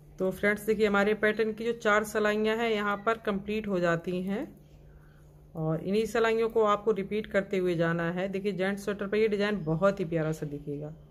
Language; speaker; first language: Hindi; native; Hindi